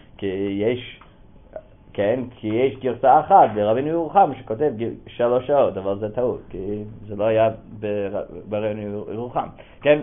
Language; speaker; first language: Hebrew; non-native, fluent; English